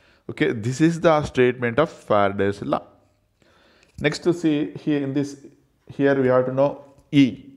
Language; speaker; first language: English; non-native, local second language; Telugu